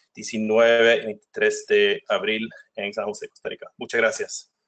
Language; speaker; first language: Spanish; non-native, fluent; Norwegian